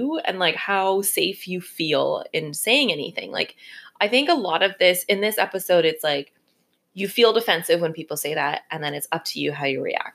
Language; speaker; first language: English; native; English